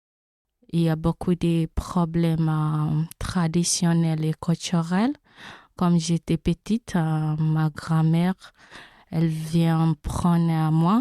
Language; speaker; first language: French; non-native, learner; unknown